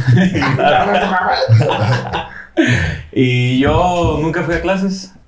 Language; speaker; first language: Spanish; native; Spanish